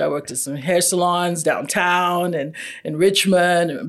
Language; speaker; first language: English; non-native, local second language; Yoruba